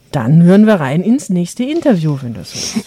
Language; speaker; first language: German; native; German